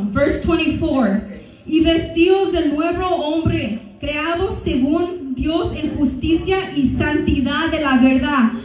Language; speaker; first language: Spanish; early bilingual, heritage; Spanish